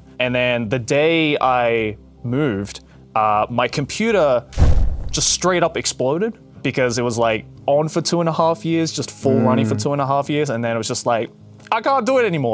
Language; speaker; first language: English; non-native, local second language; Japanese